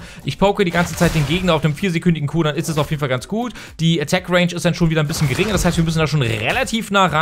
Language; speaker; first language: German; native; German